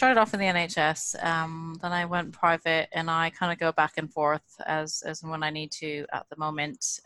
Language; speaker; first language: English; native; English